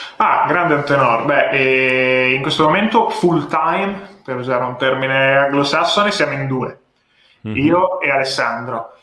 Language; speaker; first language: Italian; native; Italian